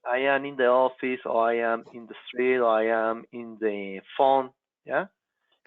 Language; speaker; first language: English; non-native, local second language; Spanish